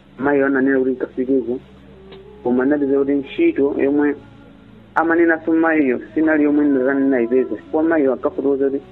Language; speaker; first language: Nyanja; native; Nyanja